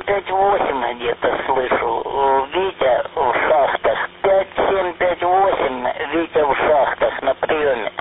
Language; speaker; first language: Russian; native; Russian